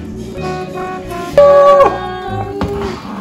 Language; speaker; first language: German; non-native, learner; Spanish